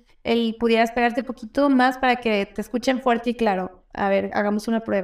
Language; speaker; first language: Spanish; native; Spanish